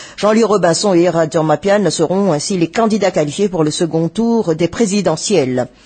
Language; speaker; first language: French; non-native, local second language; Malagasy